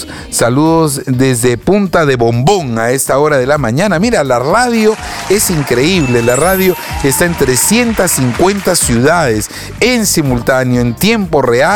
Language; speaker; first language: Spanish; native; Spanish